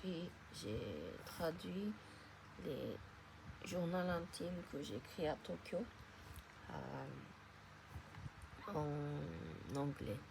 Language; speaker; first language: French; non-native, fluent; Japanese